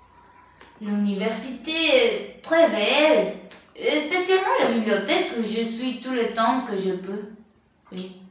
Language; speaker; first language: French; non-native, learner; Spanish